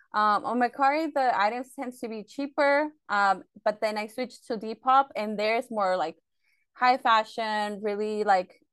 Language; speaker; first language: English; early bilingual, other home language; Spanish